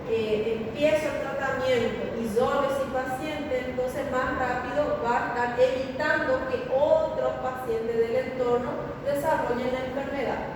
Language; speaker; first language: Spanish; native; Spanish